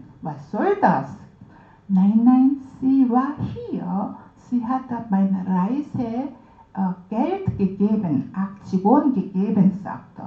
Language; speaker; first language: German; non-native, learner; Korean